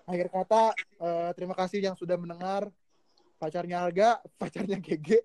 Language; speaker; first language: Indonesian; native; Indonesian